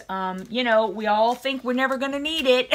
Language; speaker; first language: English; native; English